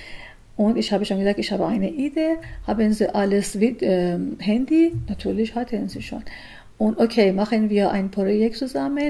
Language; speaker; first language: German; non-native, learner; Persian